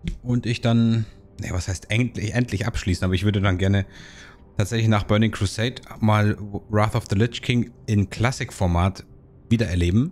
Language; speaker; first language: German; native; German